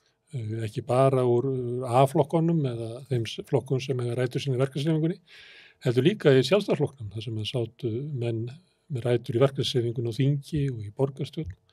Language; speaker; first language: Icelandic; native; Icelandic